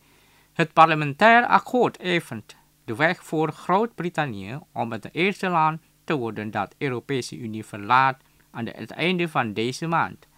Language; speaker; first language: Dutch; non-native, fluent; Indonesian